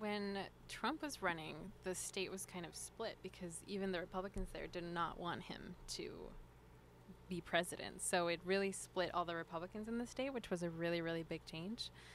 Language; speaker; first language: English; early bilingual, other home language; Spanish